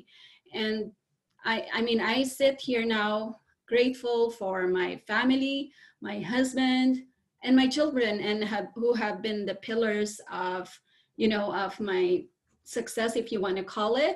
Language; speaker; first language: English; non-native, local second language; Filipino